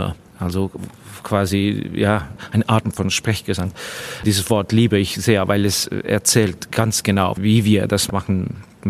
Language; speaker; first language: German; non-native, fluent; Estonian